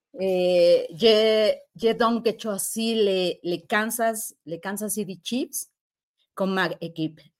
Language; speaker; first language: French; non-native, learner; Spanish